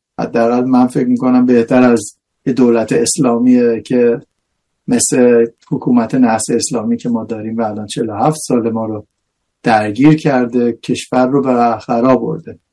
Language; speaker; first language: Persian; native; Persian